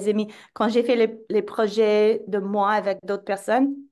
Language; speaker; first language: French; non-native, fluent; English